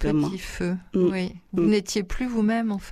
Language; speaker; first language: French; native; French